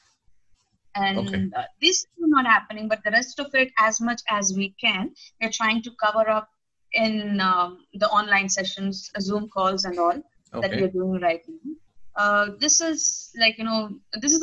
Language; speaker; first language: English; non-native, local second language; Telugu